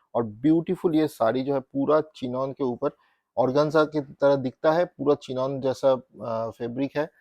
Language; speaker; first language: Hindi; non-native, local second language; Bangla